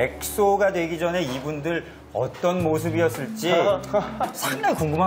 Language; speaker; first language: Korean; native; Korean